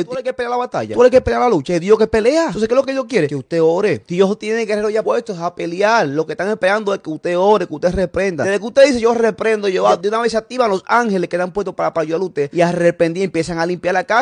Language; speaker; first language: Spanish; native; Spanish